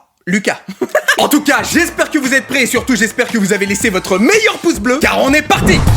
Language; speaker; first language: French; native; French